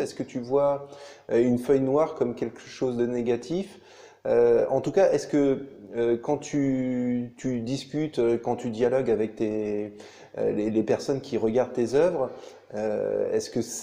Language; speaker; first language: French; native; French